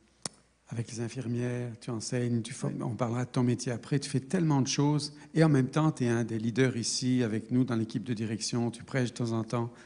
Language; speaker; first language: French; native; French